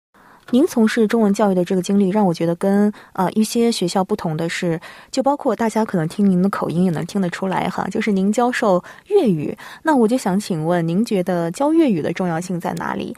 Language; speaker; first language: Chinese; native; Chinese